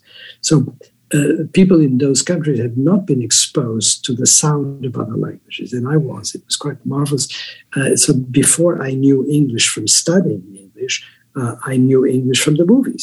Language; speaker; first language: English; non-native, fluent; Portuguese